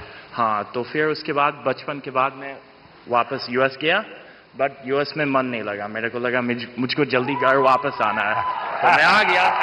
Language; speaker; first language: Hindi; early bilingual, heritage; Hindi